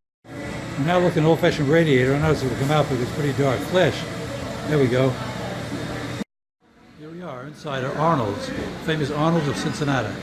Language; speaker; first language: English; native; English